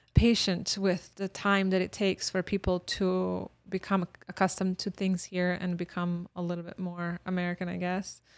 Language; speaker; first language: English; early bilingual, other home language; Bosnian